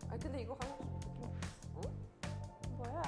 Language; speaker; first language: Korean; non-native, fluent; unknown